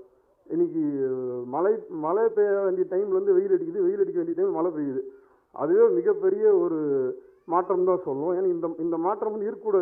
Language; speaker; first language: Tamil; native; Tamil